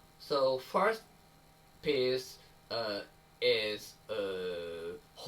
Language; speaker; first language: English; non-native, learner; Japanese